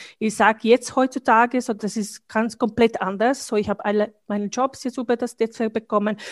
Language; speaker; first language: German; non-native, fluent; Bosnian